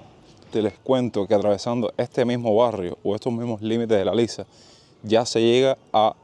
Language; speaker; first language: Spanish; native; Spanish